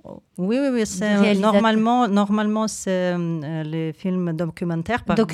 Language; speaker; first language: French; non-native, learner; Ukrainian